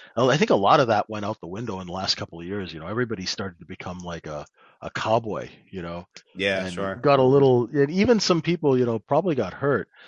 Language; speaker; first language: English; native; English